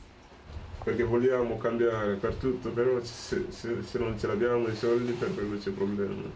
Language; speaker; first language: Italian; non-native, learner; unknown